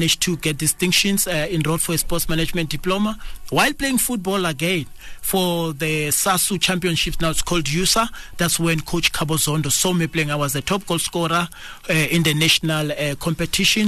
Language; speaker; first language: English; non-native, local second language; Tsonga